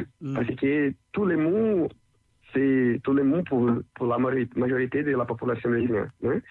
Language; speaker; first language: French; non-native, learner; Portuguese